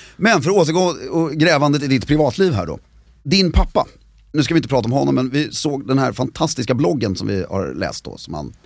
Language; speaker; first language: Swedish; native; Swedish